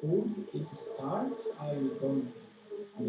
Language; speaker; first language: English; non-native, learner; Portuguese